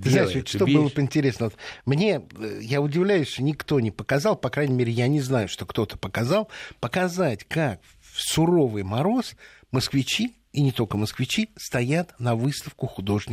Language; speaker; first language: Russian; non-native, fluent; Italian